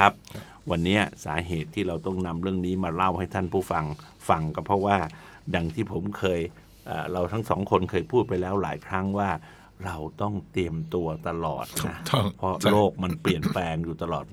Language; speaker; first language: Thai; native; Thai